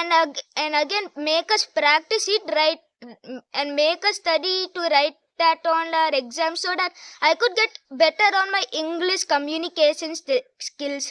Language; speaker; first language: English; non-native, local second language; Hindi